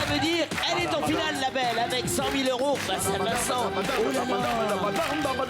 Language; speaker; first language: French; native; French